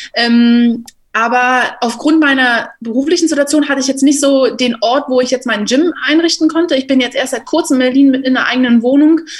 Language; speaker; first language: German; native; German